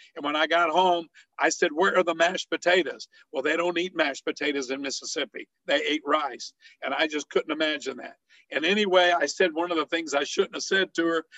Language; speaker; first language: English; native; English